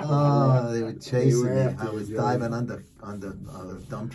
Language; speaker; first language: English; native; English